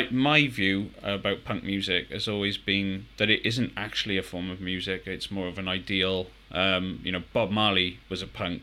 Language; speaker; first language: English; native; English